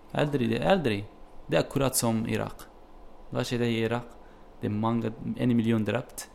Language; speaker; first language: Norwegian; non-native, learner; Kurdish